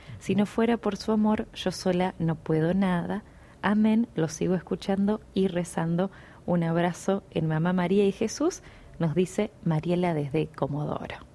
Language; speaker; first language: Spanish; native; Spanish